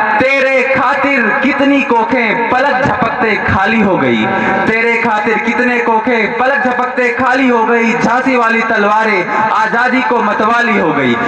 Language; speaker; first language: Hindi; native; Hindi